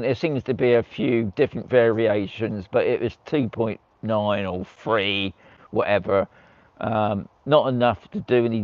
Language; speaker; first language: English; native; English